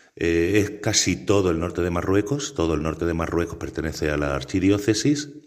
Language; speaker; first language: Spanish; native; Spanish